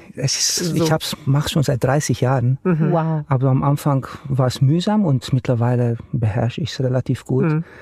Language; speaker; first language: German; non-native, fluent; Romanian